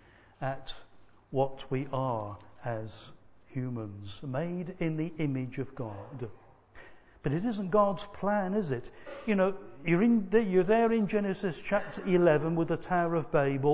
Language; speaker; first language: English; native; English